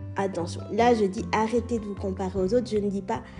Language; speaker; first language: French; native; French